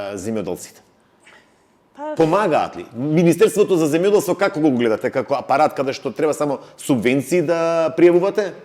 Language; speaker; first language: Macedonian; native; Macedonian